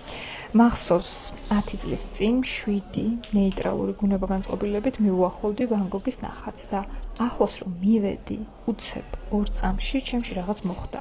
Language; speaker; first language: Georgian; native; Georgian